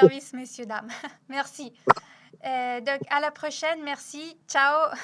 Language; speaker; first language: French; non-native, fluent; Italian